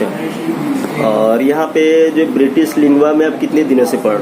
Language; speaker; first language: Hindi; native; Hindi